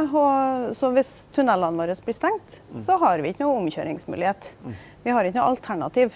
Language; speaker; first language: Norwegian; native; Norwegian